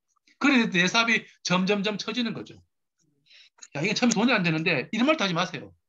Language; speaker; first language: Korean; native; Korean